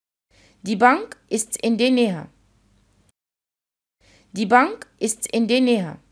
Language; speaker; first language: German; non-native, fluent; Arabic